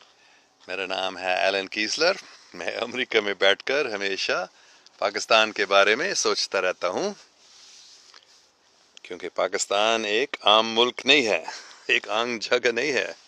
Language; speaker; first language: Hindi; non-native, local second language; English